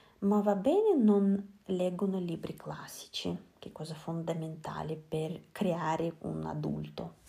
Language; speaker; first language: Italian; non-native, learner; Russian